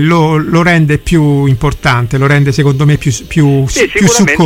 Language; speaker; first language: Italian; native; Italian